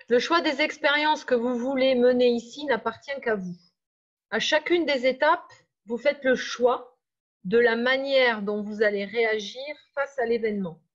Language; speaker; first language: French; native; French